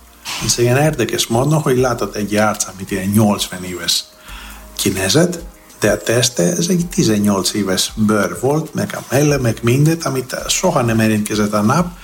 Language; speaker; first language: Hungarian; non-native, fluent; Greek